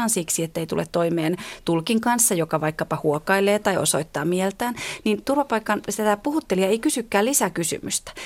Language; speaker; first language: Finnish; native; Finnish